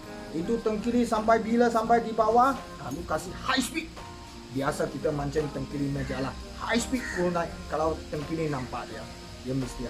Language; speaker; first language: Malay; non-native, local second language; Chinese